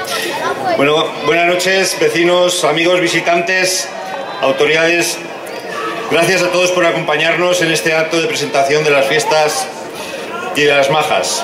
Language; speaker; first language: Spanish; native; Spanish